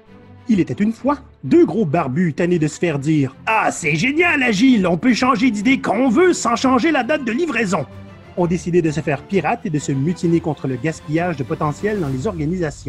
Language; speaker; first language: French; native; French